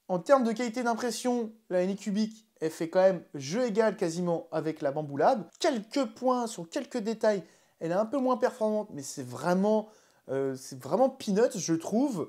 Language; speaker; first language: French; native; French